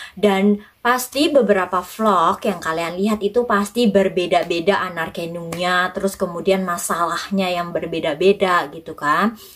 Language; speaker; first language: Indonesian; native; Indonesian